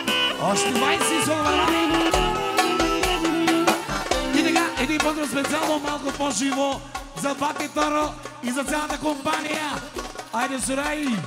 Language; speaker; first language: Bulgarian; non-native, local second language; Turkish